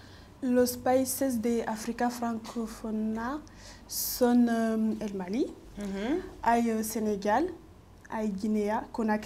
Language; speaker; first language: Spanish; non-native, local second language; French